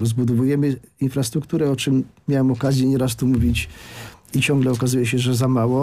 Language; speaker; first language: Polish; native; Polish